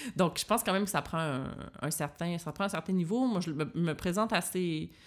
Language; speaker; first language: French; native; French